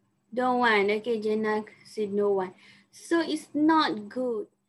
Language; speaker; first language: English; non-native, local second language; Malay